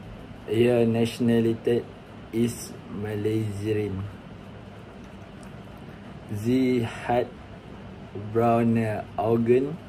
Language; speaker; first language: German; non-native, learner; Malay